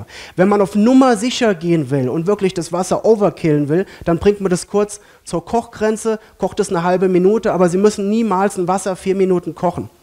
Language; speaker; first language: German; native; German